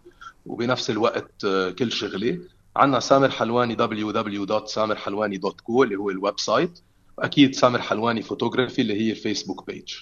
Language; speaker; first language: Arabic; native; Arabic